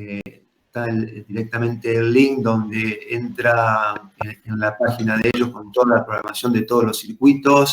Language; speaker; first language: Spanish; native; Spanish